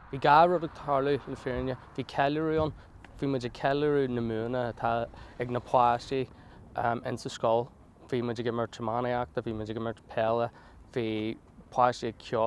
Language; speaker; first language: Irish; non-native, local second language; English